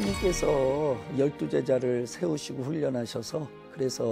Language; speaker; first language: Korean; native; Korean